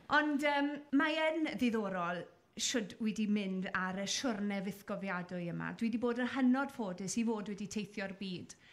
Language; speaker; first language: Welsh; native; Welsh